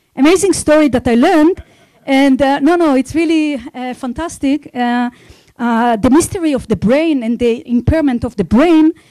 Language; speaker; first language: English; non-native, fluent; Hebrew